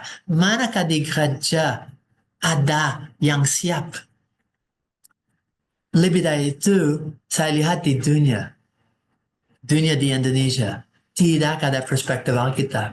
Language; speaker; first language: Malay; non-native, fluent; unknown